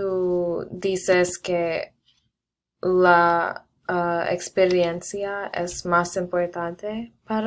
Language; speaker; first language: Spanish; non-native, learner; English